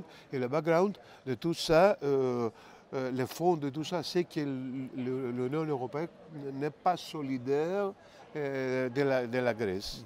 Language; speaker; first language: French; non-native, fluent; Greek